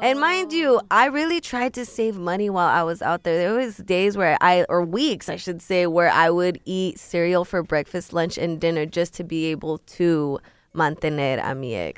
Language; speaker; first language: English; early bilingual, other home language; Spanish